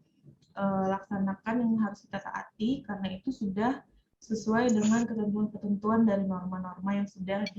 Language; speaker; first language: Indonesian; native; Indonesian